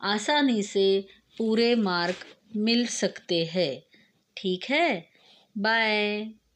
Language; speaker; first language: Hindi; non-native, local second language; Marathi